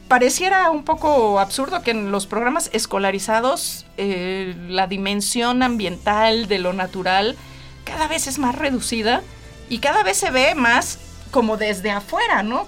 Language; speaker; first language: Spanish; native; Spanish